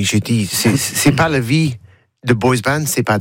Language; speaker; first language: French; non-native, learner; English